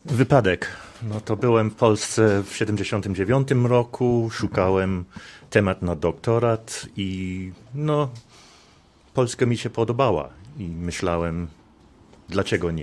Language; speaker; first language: Polish; non-native, fluent; English